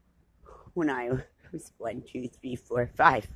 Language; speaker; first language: English; native; English